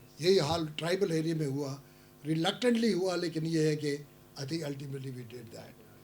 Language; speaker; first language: Urdu; non-native, local second language; Pashto